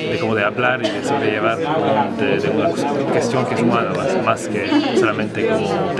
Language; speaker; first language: Spanish; non-native, fluent; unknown